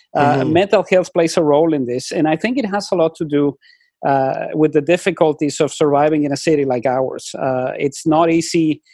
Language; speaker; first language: English; non-native, fluent; Spanish